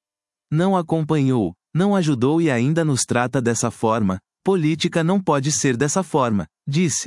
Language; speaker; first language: Portuguese; native; Portuguese